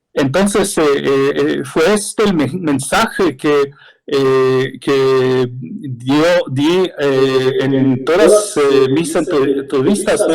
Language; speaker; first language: Spanish; non-native, fluent; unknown